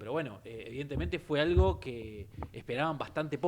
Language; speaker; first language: Spanish; native; Spanish